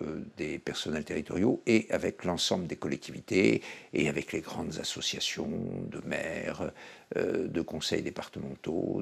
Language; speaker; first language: French; native; French